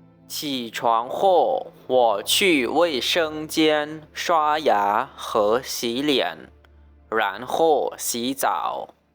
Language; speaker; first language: Chinese; non-native, learner; Lao